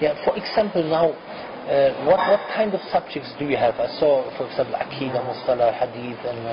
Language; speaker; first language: English; non-native, fluent; German